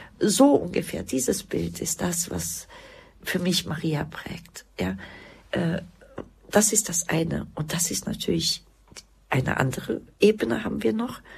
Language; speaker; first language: German; early bilingual, other home language; Croatian